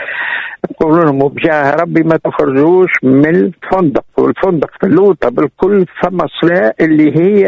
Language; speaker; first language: Arabic; native; Arabic